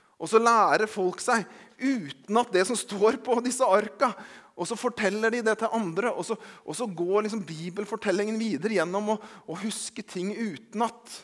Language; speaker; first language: Norwegian; native; Norwegian